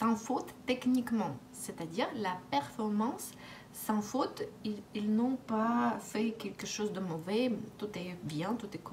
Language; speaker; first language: French; non-native, fluent; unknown